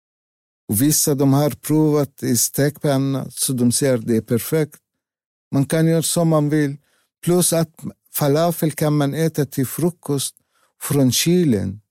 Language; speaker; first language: Swedish; non-native, learner; Arabic